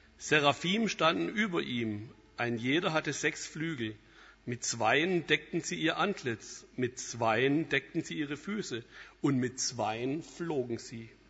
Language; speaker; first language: German; native; German